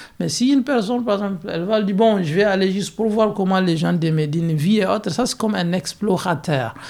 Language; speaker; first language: French; non-native, local second language; Hausa